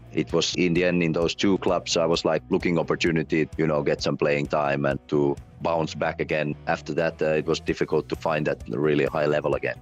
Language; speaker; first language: English; non-native, fluent; Finnish